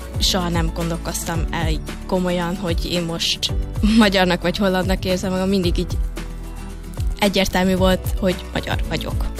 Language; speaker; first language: Hungarian; early bilingual, heritage; Hungarian